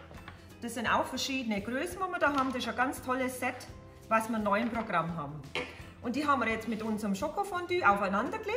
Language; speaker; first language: German; native; German